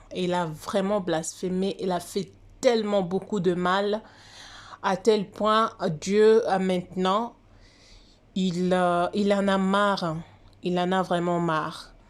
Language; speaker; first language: French; non-native, local second language; Lingala